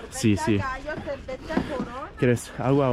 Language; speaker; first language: Spanish; non-native, learner; English